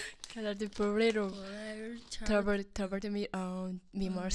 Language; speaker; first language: Japanese; non-native, learner; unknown